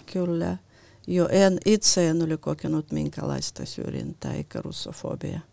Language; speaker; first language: Finnish; non-native, fluent; Russian